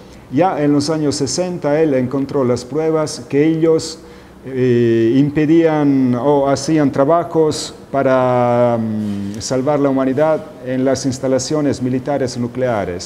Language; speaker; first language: Spanish; non-native, fluent; Italian